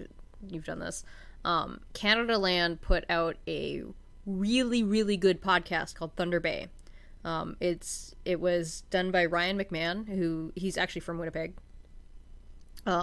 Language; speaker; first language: English; native; English